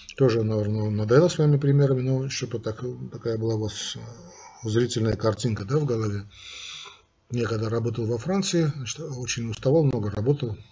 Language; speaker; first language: Russian; non-native, local second language; Armenian